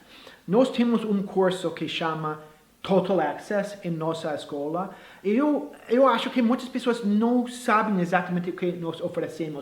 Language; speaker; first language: Portuguese; non-native, fluent; English